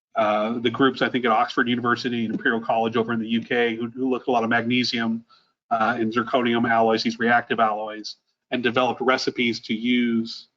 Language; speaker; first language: English; native; English